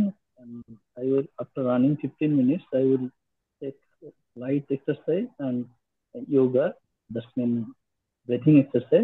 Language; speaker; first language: English; non-native, learner; Bangla